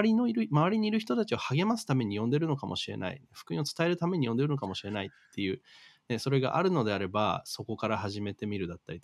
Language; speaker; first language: Japanese; native; Japanese